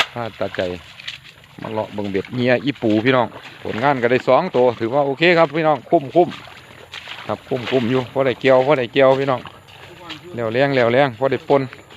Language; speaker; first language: Thai; native; Thai